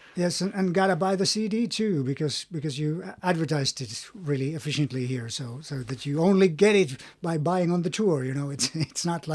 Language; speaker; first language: English; non-native, fluent; Finnish